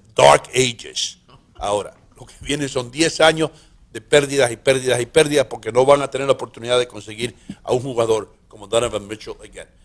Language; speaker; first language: Spanish; early bilingual, heritage; Spanish